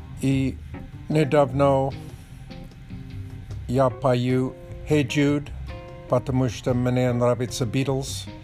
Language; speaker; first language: Russian; non-native, learner; English